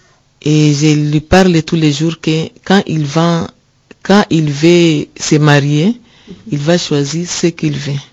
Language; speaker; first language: French; non-native, learner; Rundi